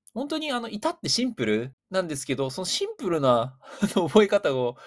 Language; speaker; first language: Japanese; native; Japanese